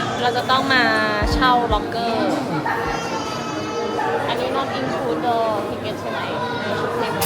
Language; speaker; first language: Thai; native; Thai